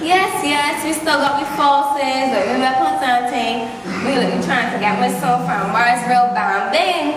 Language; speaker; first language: English; native; English